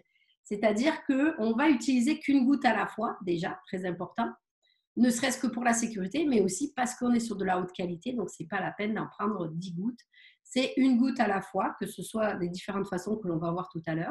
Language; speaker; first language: French; native; French